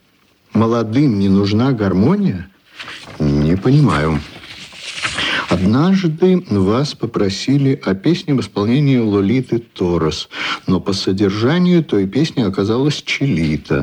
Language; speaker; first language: Russian; native; Russian